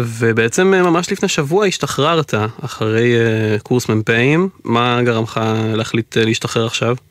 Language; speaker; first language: Hebrew; native; Hebrew